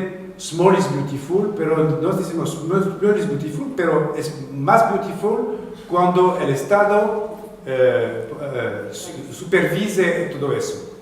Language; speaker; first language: Spanish; non-native, fluent; French